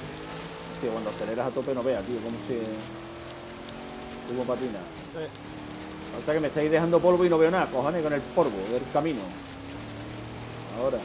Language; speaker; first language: Spanish; native; Spanish